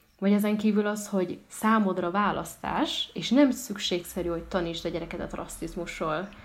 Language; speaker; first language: Hungarian; early bilingual, other home language; Arabic